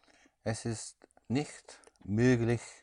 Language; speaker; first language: German; non-native, learner; English